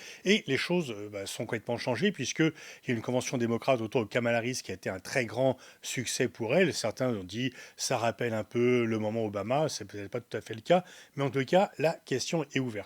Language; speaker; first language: French; native; French